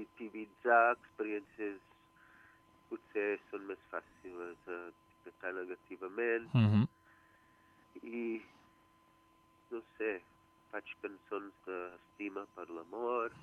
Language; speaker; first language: Catalan; early bilingual, heritage; Catalan